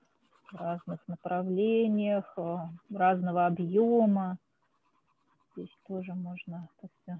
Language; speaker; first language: Russian; native; Russian